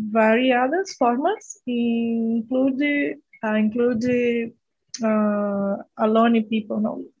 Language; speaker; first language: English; non-native, learner; Portuguese